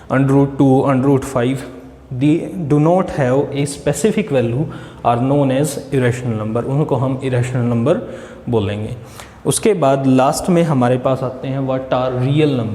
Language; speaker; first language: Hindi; native; Hindi